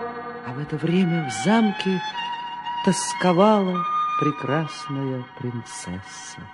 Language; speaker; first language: Russian; native; Russian